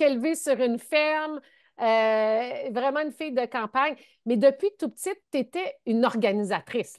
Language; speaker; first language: French; native; French